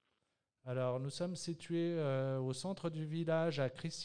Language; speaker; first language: French; native; French